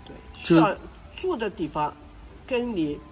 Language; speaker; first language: Chinese; non-native, local second language; Wu Chinese